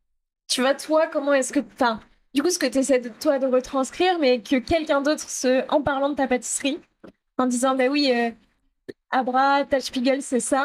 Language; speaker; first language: French; native; French